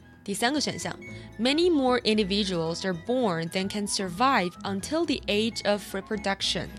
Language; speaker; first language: English; non-native, fluent; Chinese